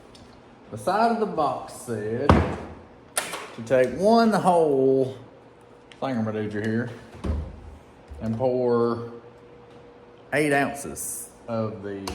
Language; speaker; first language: English; native; English